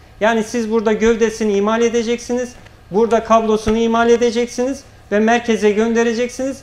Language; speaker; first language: Turkish; native; Turkish